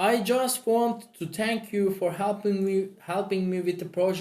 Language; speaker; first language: English; non-native, fluent; Turkish